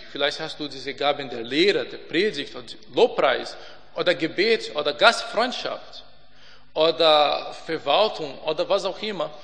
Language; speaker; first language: German; non-native, fluent; Portuguese